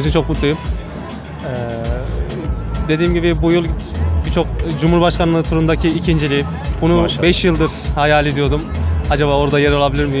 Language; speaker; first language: Turkish; native; Turkish